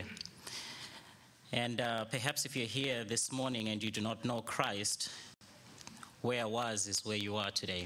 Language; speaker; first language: English; non-native, local second language; Shona